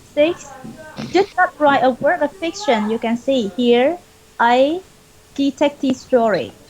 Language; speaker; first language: English; non-native, fluent; Vietnamese